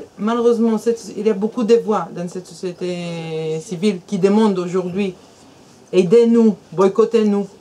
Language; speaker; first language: French; non-native, fluent; Hebrew